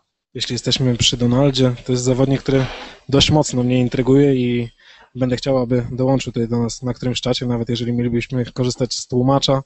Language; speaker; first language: Polish; native; Polish